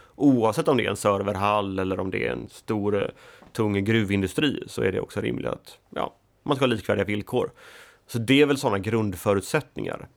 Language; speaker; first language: Swedish; native; Swedish